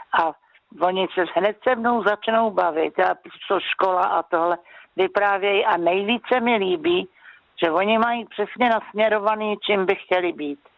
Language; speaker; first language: Czech; native; Czech